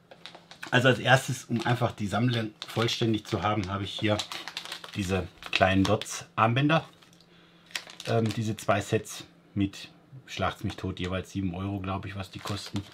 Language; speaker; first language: German; native; German